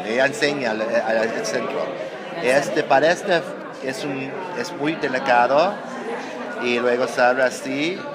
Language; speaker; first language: Spanish; non-native, learner; English